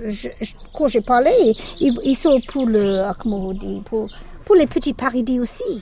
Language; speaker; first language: French; non-native, fluent; English